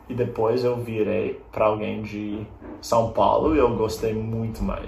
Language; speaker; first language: Portuguese; non-native, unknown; English